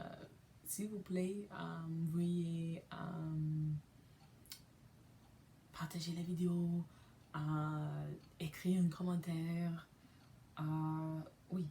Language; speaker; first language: French; non-native, learner; English